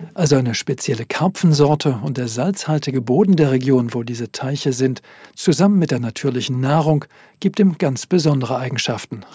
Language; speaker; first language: German; native; German